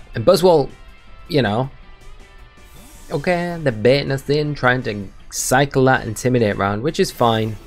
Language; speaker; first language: English; native; English